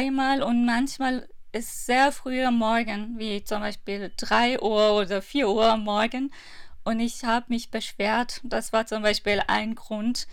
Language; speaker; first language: German; non-native, fluent; Persian